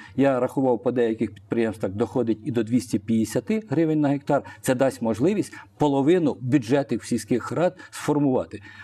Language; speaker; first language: Ukrainian; non-native, local second language; Russian